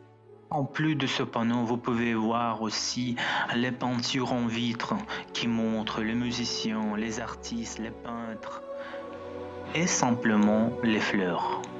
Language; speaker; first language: French; non-native, fluent; Russian